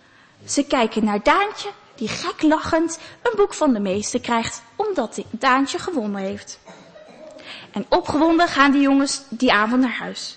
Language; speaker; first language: Dutch; native; Dutch